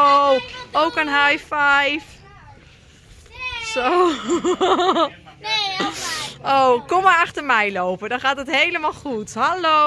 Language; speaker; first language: Dutch; native; Dutch